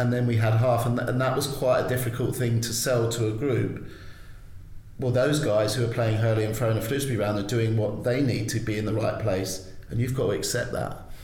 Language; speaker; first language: English; native; English